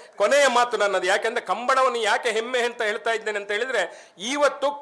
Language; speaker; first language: Kannada; non-native, local second language; Tulu